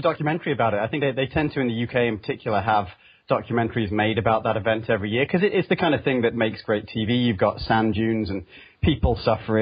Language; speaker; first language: English; native; English